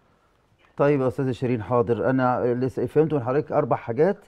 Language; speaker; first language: Arabic; native; Arabic